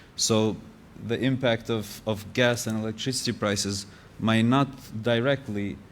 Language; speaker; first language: English; non-native, fluent; Albanian